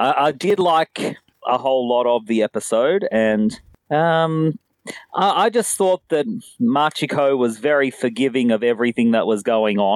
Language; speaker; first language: English; native; English